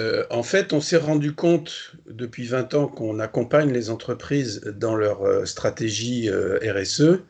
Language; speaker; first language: French; native; French